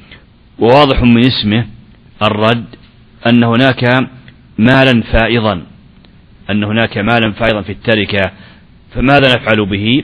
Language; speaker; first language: Arabic; native; Arabic